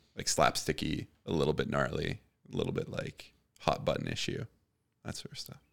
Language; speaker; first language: English; native; English